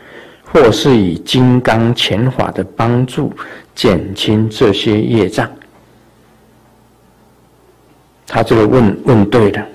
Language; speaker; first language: Chinese; native; Chinese